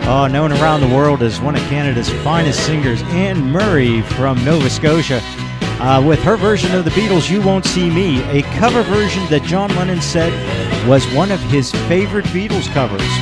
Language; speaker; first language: English; native; English